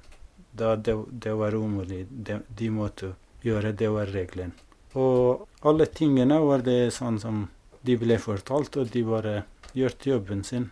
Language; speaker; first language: Norwegian; non-native, fluent; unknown